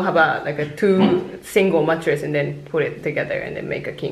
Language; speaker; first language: English; non-native, local second language; Japanese